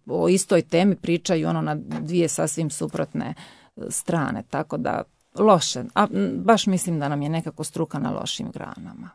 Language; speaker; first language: Croatian; native; Croatian